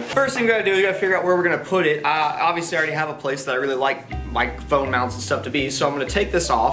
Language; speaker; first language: English; native; English